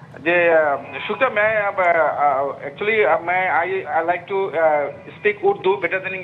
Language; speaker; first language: Hindi; non-native, fluent; Bangla